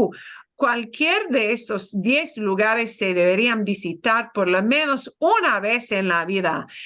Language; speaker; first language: Spanish; non-native, fluent; English